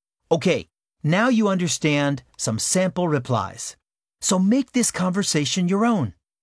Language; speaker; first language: English; native; English